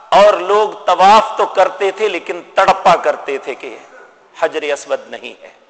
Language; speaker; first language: Urdu; non-native, local second language; Punjabi